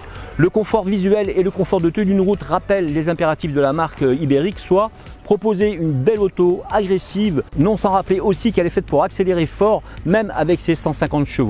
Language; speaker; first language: French; native; French